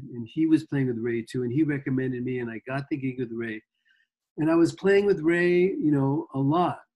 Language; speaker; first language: English; native; English